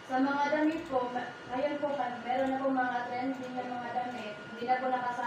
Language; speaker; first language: Filipino; native; Filipino